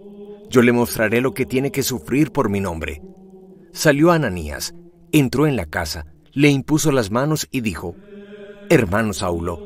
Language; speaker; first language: Spanish; native; Spanish